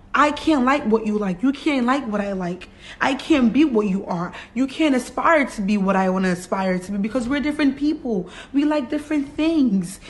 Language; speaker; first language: English; native; English